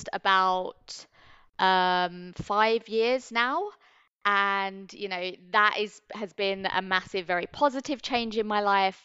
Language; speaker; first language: English; native; English